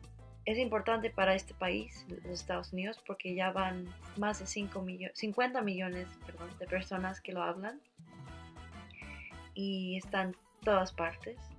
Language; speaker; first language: Spanish; early bilingual, heritage; Spanish